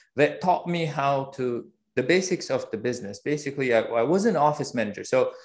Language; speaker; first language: English; non-native, fluent; Uzbek